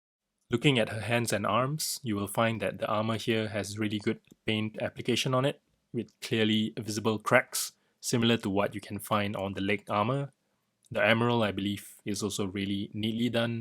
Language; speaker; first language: English; native; English